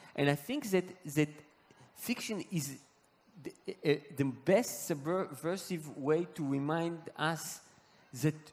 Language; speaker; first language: English; non-native, fluent; Hebrew